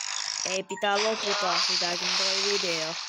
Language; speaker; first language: Finnish; early bilingual, other home language; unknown